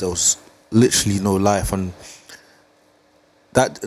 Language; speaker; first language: English; native; English